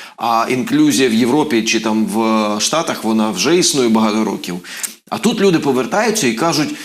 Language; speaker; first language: Ukrainian; native; Ukrainian